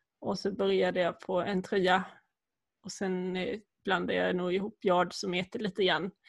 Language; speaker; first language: Swedish; native; Swedish